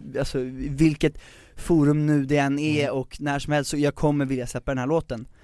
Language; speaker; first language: Swedish; native; Swedish